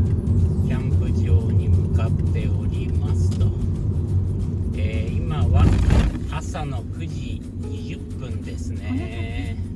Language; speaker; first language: Japanese; native; Japanese